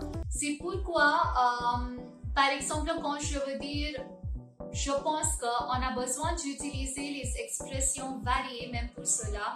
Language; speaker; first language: French; non-native, fluent; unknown